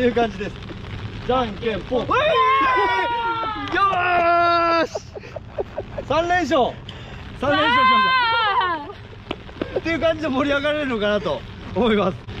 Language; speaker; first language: Japanese; native; Japanese